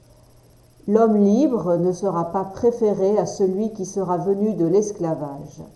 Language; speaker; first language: French; native; French